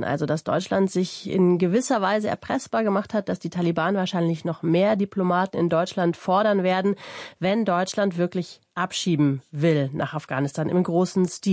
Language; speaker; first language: German; native; German